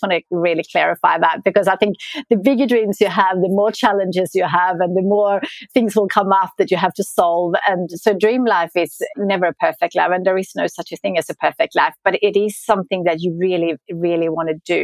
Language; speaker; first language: English; non-native, fluent; Swedish